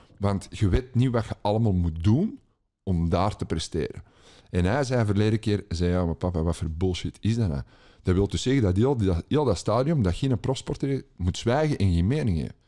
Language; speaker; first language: Dutch; native; Dutch